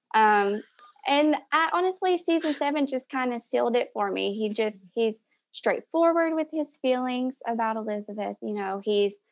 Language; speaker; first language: English; native; English